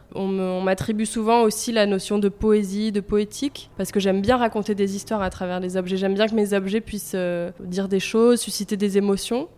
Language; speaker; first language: French; native; French